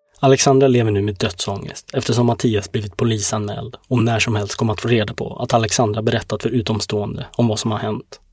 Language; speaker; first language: Swedish; native; Swedish